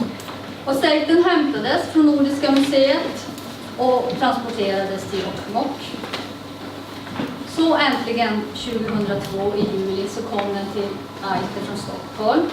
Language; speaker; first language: Swedish; native; Swedish